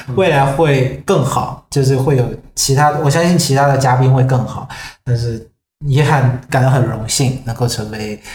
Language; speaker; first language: Chinese; non-native, fluent; Vietnamese